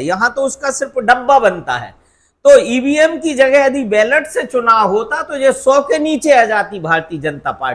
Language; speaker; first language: Hindi; native; Hindi